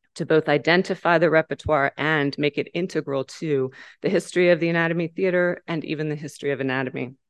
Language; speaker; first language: English; native; English